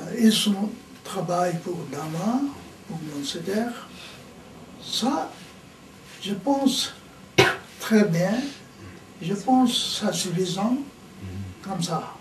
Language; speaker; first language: French; non-native, learner; Tibetan